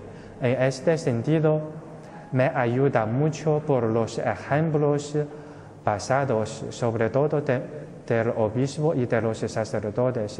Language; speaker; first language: Spanish; non-native, fluent; Chinese